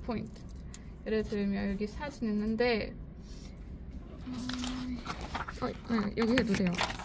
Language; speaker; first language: Korean; non-native, learner; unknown